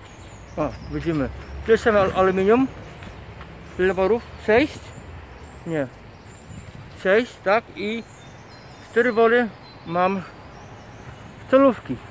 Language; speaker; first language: Polish; native; Polish